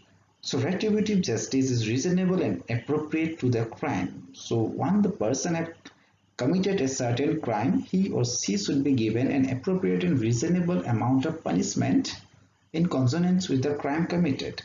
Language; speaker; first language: English; non-native, local second language; Assamese